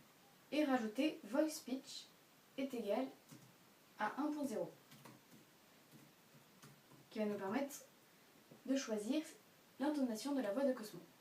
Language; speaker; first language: French; native; French